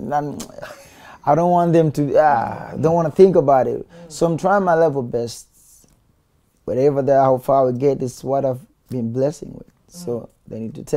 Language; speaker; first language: English; non-native, local second language; Swahili